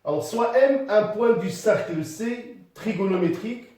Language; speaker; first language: French; non-native, local second language; Arabic